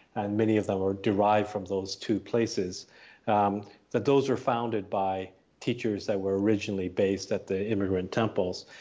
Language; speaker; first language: English; early bilingual, other home language; Japanese